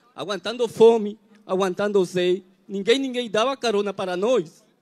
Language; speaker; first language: Portuguese; non-native, learner; Spanish